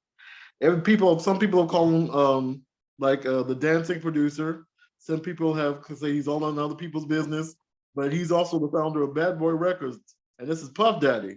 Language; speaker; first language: English; native; English